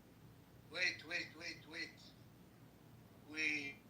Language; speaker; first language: English; non-native, learner; Arabic